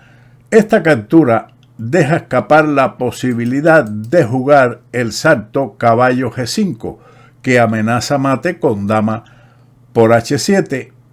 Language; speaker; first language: Spanish; native; Spanish